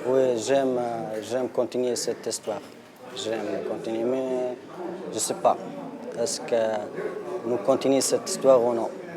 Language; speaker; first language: French; non-native, learner; Arabic